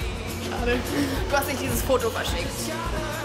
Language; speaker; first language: German; native; German